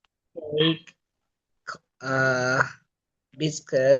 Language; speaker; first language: English; non-native, learner; Vietnamese